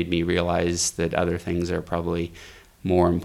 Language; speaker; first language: English; native; English